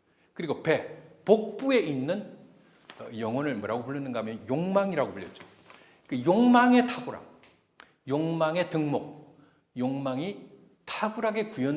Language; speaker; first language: Korean; native; Korean